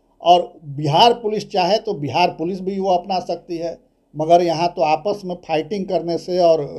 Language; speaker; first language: Hindi; native; Hindi